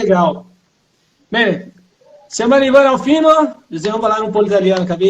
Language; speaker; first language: Italian; non-native, learner; Portuguese